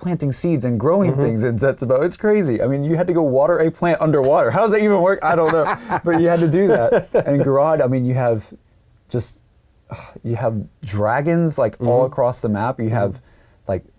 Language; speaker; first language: English; native; English